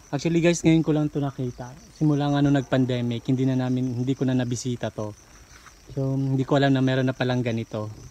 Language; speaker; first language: Filipino; non-native, local second language; Cebuano